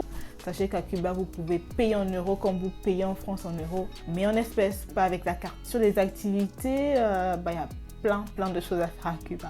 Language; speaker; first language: French; native; French